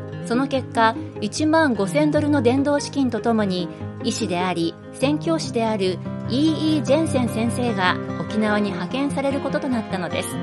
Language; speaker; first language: Japanese; native; Japanese